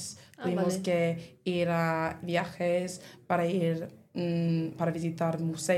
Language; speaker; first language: Spanish; non-native, learner; English